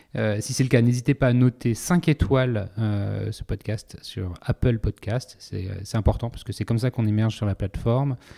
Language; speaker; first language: French; native; French